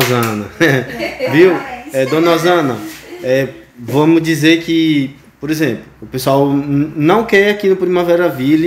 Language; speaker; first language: Portuguese; native; Portuguese